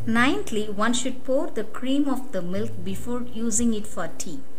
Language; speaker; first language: English; non-native, local second language; Tamil